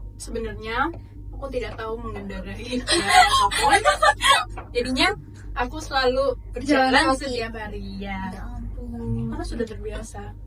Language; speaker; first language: Indonesian; native; Indonesian